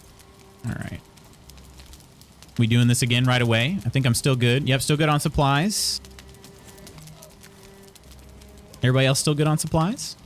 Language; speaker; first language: English; native; English